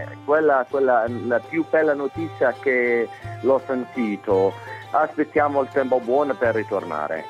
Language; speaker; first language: Italian; non-native, learner; Arabic